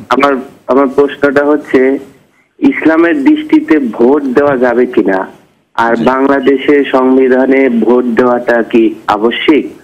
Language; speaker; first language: Bangla; native; Bangla